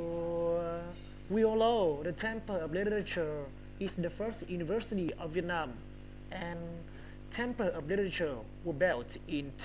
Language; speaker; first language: English; non-native, learner; Vietnamese